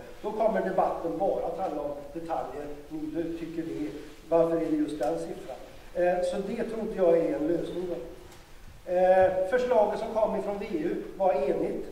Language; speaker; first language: Swedish; native; Swedish